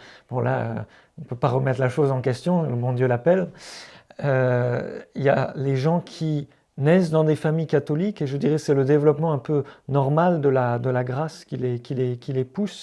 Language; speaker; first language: French; native; French